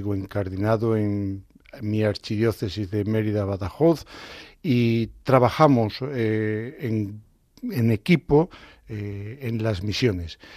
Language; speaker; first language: Spanish; native; Spanish